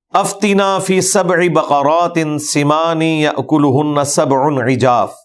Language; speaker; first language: Urdu; non-native, local second language; Punjabi